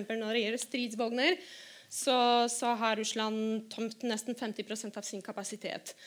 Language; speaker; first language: Norwegian; non-native, fluent; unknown